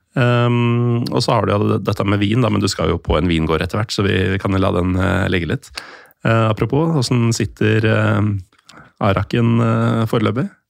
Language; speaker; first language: Norwegian; native; Norwegian